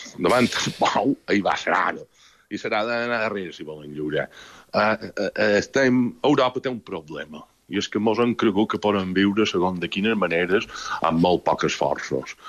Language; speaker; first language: Catalan; native; Catalan